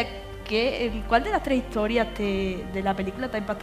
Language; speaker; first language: Spanish; native; Spanish